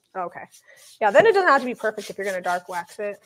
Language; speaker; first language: English; native; English